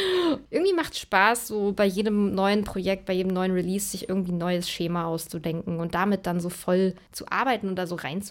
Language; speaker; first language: German; native; German